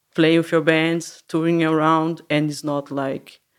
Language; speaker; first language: English; non-native, learner; Portuguese